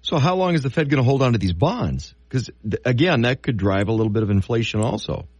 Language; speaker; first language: English; native; English